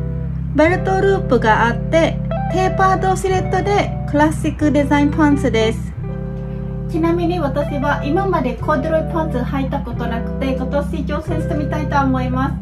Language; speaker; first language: Japanese; non-native, fluent; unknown